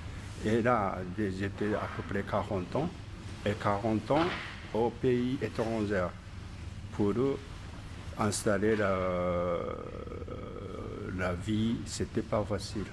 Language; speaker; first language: French; non-native, learner; Japanese